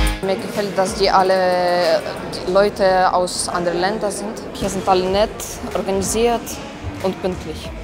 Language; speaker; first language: German; non-native, learner; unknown